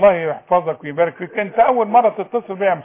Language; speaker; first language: Arabic; native; Arabic